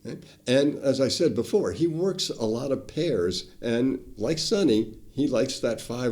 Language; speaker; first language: English; native; English